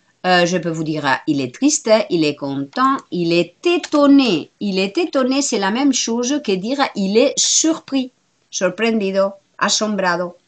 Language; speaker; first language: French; non-native, fluent; Spanish